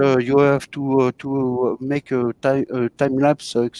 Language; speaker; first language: English; non-native, learner; French